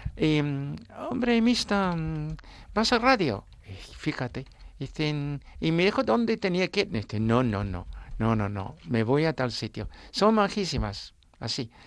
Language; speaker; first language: Spanish; non-native, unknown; English